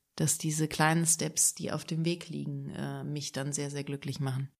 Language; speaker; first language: German; native; German